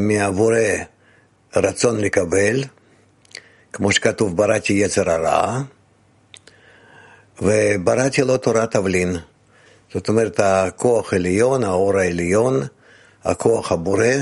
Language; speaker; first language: Hebrew; non-native, fluent; Russian